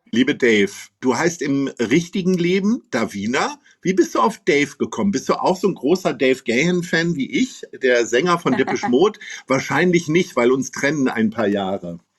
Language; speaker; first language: German; native; German